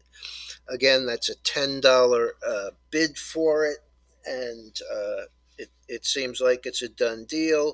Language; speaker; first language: English; native; English